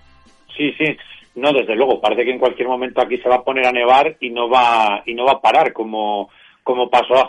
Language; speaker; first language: Spanish; native; Spanish